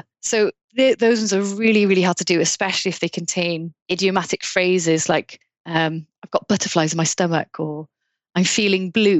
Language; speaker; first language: English; native; English